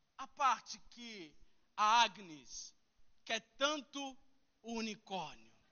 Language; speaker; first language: Portuguese; early bilingual, heritage; Portuguese